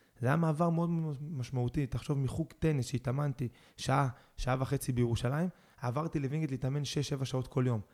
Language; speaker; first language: Hebrew; early bilingual, other home language; Spanish